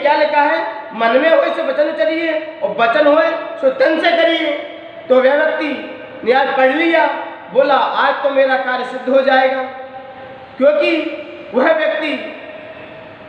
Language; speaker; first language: Hindi; native; Hindi